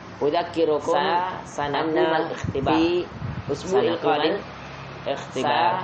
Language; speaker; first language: Arabic; non-native, fluent; Indonesian